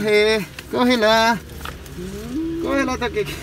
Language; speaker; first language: Spanish; non-native, learner; Filipino